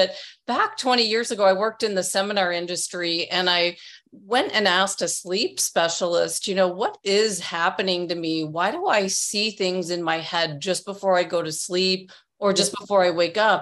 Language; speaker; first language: English; native; English